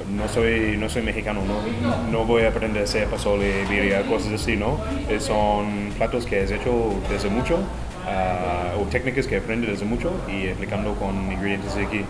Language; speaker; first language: Spanish; non-native, fluent; English